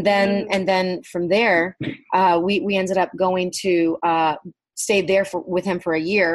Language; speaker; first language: English; early bilingual, other home language; Vietnamese